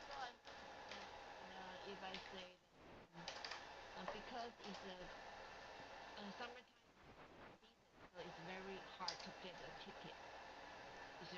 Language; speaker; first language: English; non-native, learner; Chinese